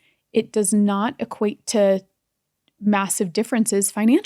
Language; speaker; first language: English; native; English